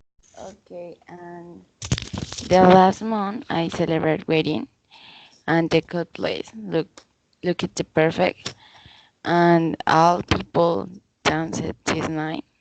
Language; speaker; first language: English; non-native, learner; Spanish